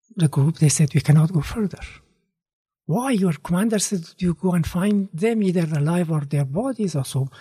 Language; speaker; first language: English; non-native, fluent; Persian